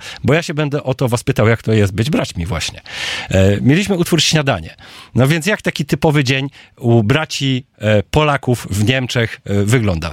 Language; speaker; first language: Polish; native; Polish